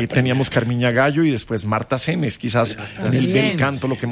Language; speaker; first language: Spanish; native; Spanish